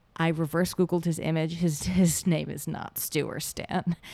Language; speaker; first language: English; non-native, fluent; Hebrew